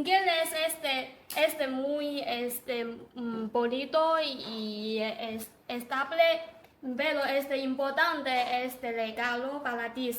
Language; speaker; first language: Spanish; non-native, learner; Chinese